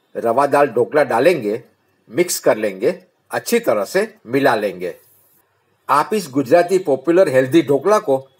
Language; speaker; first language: Hindi; non-native, local second language; Gujarati